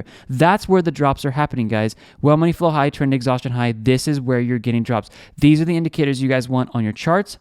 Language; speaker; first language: English; native; English